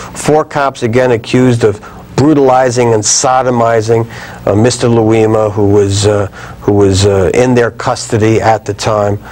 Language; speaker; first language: English; native; English